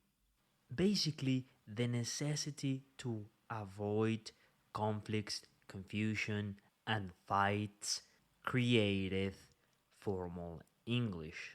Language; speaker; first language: English; non-native, fluent; Spanish